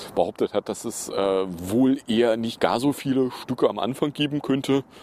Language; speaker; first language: German; native; German